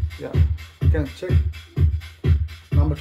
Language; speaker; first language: English; non-native, learner; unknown